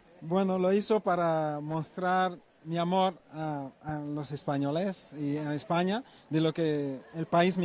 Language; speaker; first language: Spanish; non-native, learner; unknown